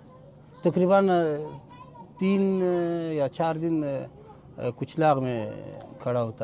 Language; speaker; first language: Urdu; non-native, local second language; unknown